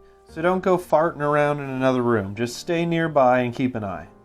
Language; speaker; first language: English; native; English